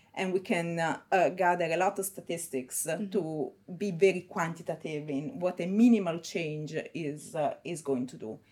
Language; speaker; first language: English; non-native, fluent; Italian